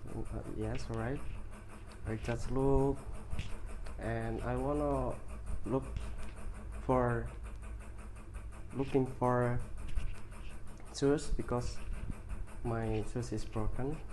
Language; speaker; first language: English; non-native, learner; Indonesian